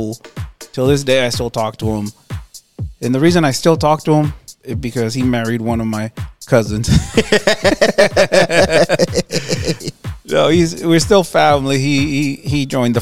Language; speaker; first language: English; early bilingual, other home language; Spanish